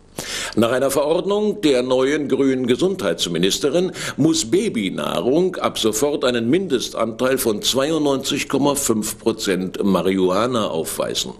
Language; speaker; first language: German; native; German